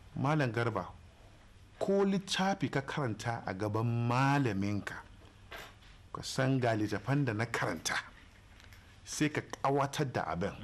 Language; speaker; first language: Hausa; native; Hausa